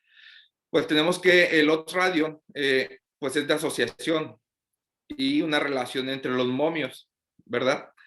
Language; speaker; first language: Spanish; native; Spanish